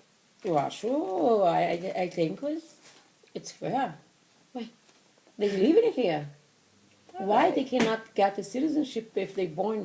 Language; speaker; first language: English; non-native, learner; Portuguese